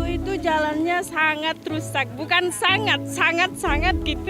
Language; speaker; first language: Indonesian; non-native, local second language; Madurese